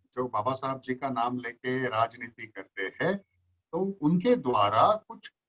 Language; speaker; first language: Hindi; non-native, local second language; Marathi